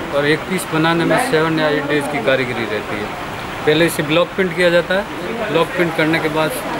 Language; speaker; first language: Hindi; native; Hindi